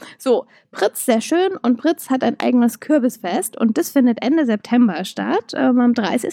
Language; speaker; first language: German; native; German